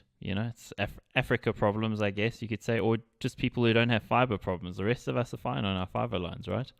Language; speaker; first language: English; native; English